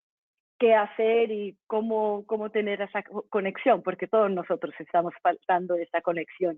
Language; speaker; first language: Spanish; non-native, fluent; English